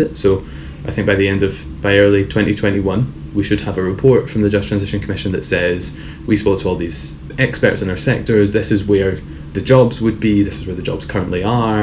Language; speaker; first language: English; native; English